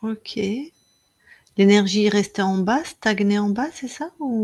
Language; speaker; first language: French; native; French